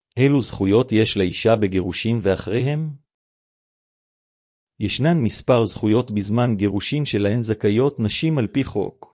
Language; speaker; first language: Hebrew; native; Hebrew